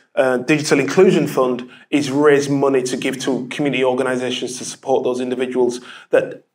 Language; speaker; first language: English; native; English